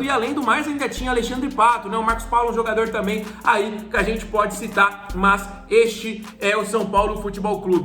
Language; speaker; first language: Portuguese; native; Portuguese